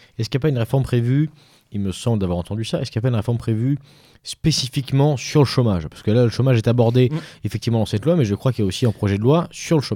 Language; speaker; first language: French; native; French